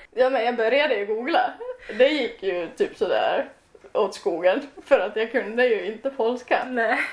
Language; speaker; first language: Swedish; non-native, local second language; Finnish